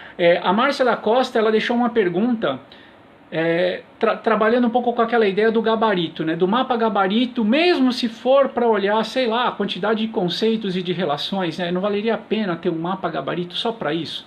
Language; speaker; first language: Portuguese; native; Portuguese